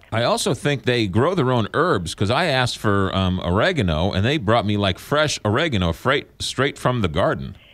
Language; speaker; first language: English; native; English